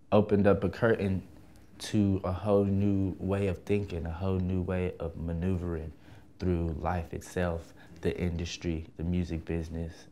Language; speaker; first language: English; native; English